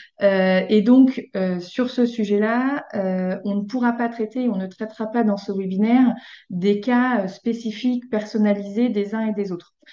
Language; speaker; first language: French; native; French